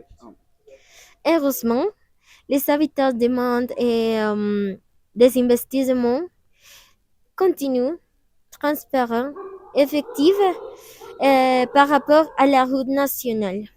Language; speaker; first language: French; non-native, learner; Spanish